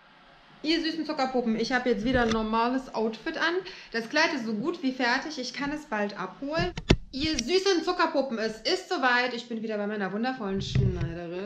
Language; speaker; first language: German; native; German